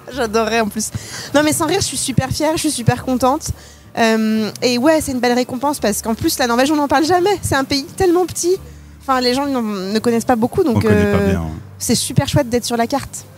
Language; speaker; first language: French; native; French